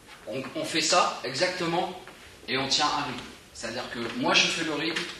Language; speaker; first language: French; native; French